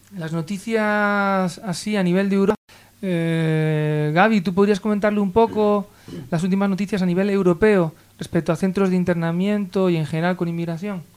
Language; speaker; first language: Spanish; native; Spanish